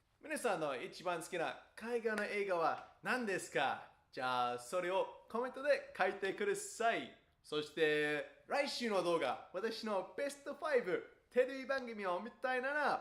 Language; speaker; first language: Japanese; non-native, fluent; English